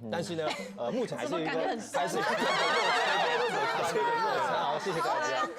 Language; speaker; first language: Chinese; non-native, fluent; Korean